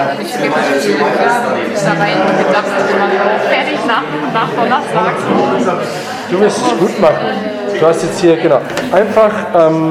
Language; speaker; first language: German; non-native, learner; French